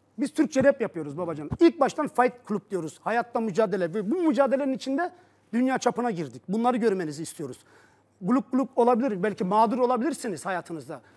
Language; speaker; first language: Turkish; early bilingual, heritage; Turkish